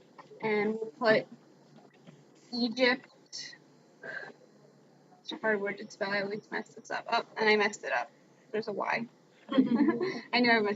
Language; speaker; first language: English; native; English